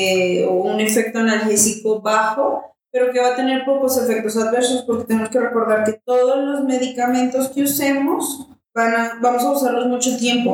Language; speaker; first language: Spanish; native; Spanish